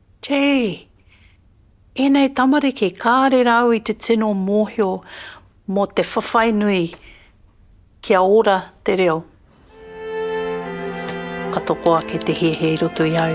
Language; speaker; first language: Māori; non-native, local second language; English